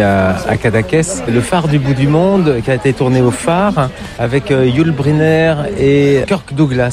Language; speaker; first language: French; native; French